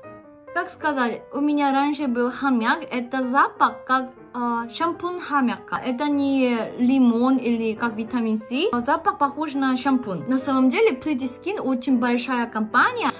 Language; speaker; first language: Russian; non-native, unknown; Korean